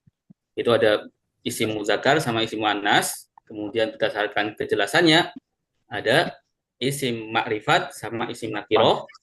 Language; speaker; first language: Indonesian; native; Indonesian